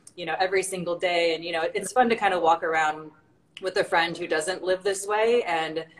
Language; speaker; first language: English; native; English